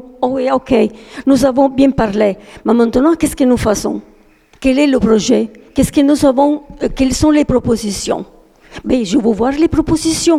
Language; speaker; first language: French; non-native, fluent; Italian